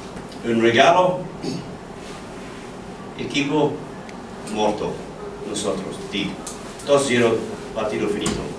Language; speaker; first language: Spanish; non-native, learner; English